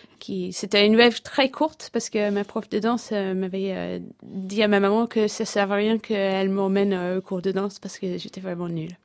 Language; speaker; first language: French; non-native, fluent; English